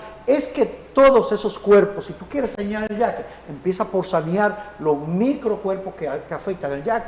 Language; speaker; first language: Spanish; native; Spanish